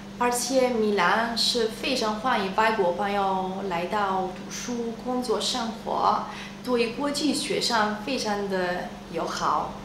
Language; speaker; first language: Chinese; non-native, fluent; Italian